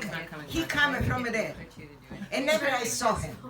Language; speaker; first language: English; non-native, learner; Italian